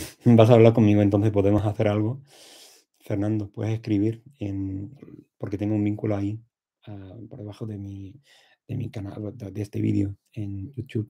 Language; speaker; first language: Spanish; non-native, fluent; English